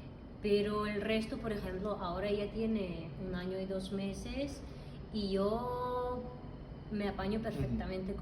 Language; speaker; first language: Spanish; non-native, fluent; Russian